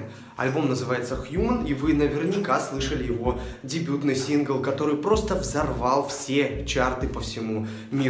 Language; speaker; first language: Russian; native; Russian